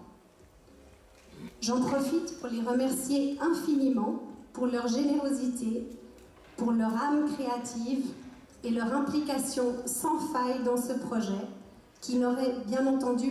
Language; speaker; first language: French; native; French